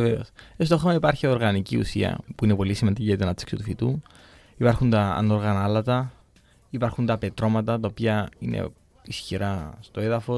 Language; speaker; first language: Greek; native; Greek